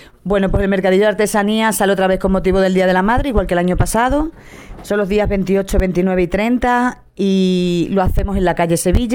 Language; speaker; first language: Spanish; native; Spanish